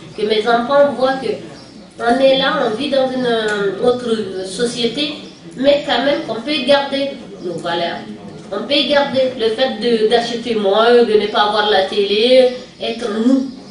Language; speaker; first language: French; non-native, local second language; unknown